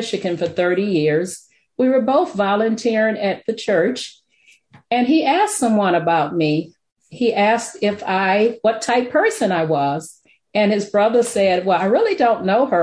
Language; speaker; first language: English; native; English